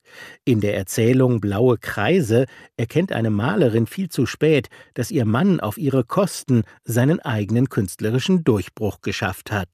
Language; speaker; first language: German; native; German